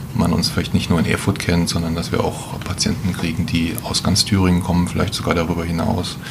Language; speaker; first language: German; native; German